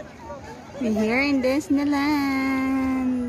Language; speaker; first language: English; non-native, local second language; Filipino